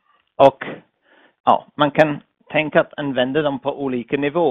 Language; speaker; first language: Swedish; non-native, fluent; English